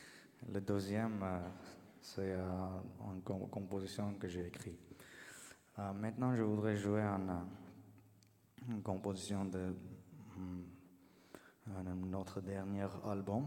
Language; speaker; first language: French; non-native, learner; Armenian